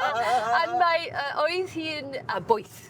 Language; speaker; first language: Welsh; non-native, learner; English